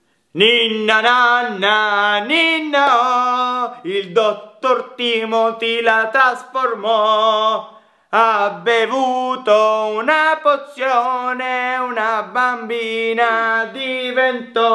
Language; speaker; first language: Italian; native; Italian